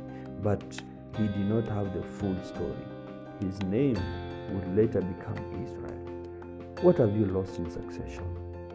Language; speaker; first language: English; non-native, local second language; Kamba